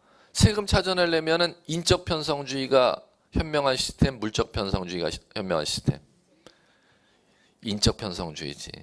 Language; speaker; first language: Korean; native; Korean